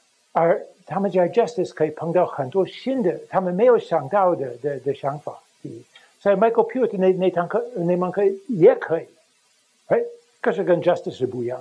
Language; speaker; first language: Chinese; non-native, fluent; English